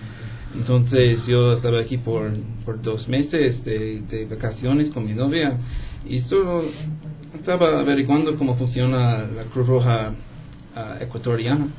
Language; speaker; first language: Spanish; non-native, fluent; English